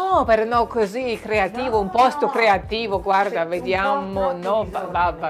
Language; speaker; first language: Italian; non-native, learner; German